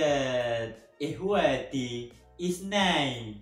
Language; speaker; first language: Arabic; non-native, learner; Malay